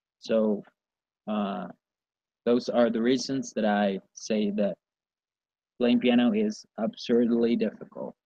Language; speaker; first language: English; non-native, learner; Spanish